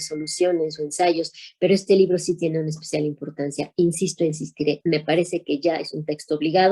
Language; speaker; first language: Spanish; native; Spanish